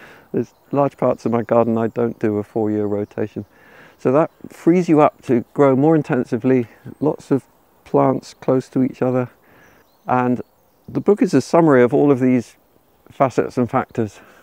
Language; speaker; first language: English; native; English